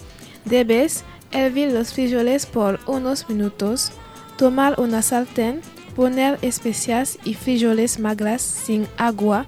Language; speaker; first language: Spanish; non-native, learner; French